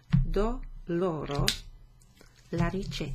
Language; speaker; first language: Italian; non-native, fluent; English